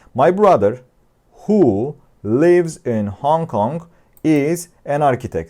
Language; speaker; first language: English; non-native, fluent; Turkish